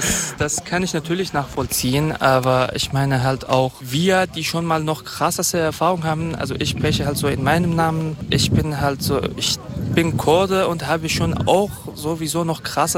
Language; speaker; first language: German; non-native, fluent; Kurdish